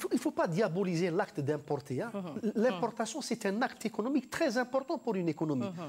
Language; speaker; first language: French; non-native, local second language; Arabic